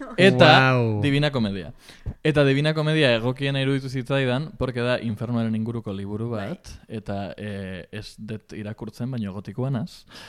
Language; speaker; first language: Basque; non-native, local second language; Spanish